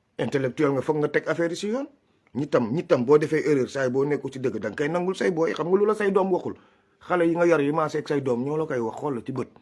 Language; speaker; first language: Wolof; non-native, local second language; Fula